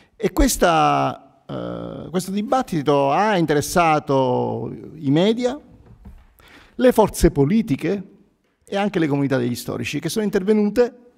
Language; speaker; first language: Italian; native; Italian